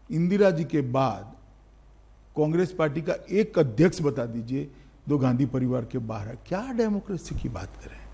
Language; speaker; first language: Hindi; non-native, local second language; Gujarati